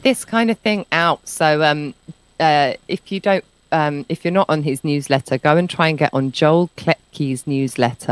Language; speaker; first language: English; native; English